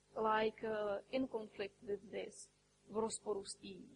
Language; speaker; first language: English; non-native, fluent; Czech